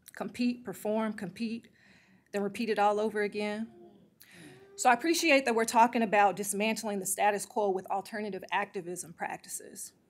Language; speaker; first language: English; native; English